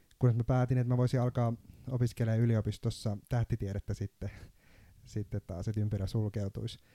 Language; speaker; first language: Finnish; non-native, fluent; Turkish